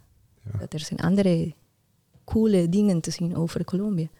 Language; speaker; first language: Dutch; non-native, learner; Spanish